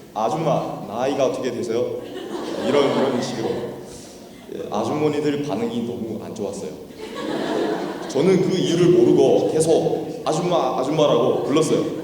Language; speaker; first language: Korean; non-native, fluent; Chinese